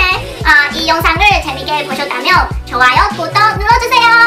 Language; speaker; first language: Korean; non-native, learner; Chinese